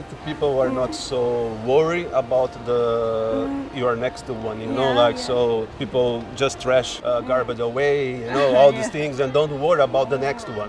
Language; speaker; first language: English; non-native, fluent; Portuguese